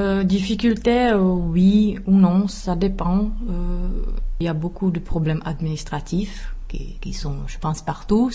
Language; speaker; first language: French; non-native, fluent; Czech